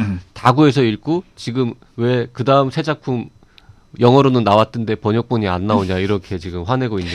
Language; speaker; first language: Korean; native; Korean